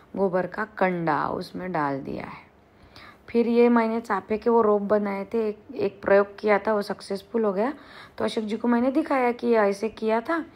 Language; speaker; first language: Hindi; non-native, local second language; Marathi